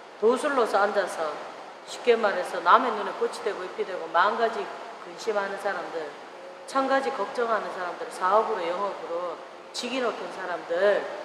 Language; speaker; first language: Korean; native; Korean